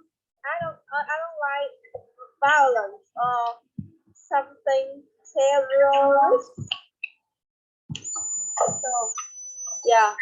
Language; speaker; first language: English; non-native, learner; Vietnamese